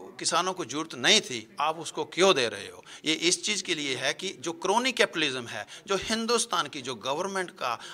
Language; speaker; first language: Hindi; non-native, local second language; Punjabi